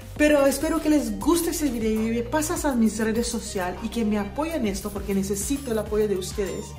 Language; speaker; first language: Spanish; non-native, fluent; Papiamento